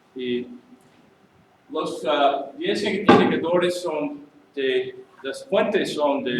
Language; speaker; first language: Spanish; non-native, learner; English